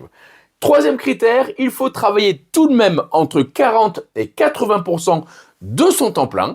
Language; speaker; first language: French; native; French